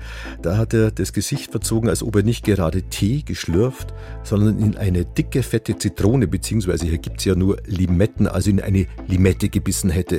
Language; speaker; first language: German; native; German